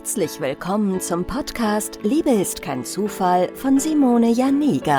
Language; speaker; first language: German; native; German